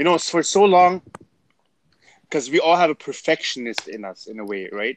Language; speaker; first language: English; non-native, fluent; German